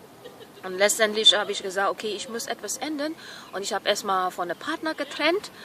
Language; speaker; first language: German; non-native, fluent; Burmese